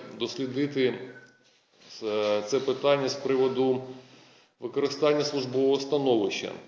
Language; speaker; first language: Ukrainian; non-native, local second language; Russian